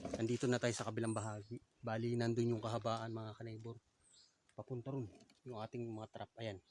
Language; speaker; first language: Filipino; non-native, local second language; Waray